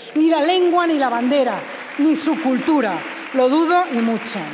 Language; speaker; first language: Spanish; native; Spanish